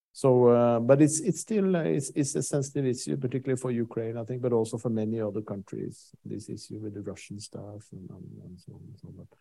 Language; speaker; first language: English; non-native, fluent; Norwegian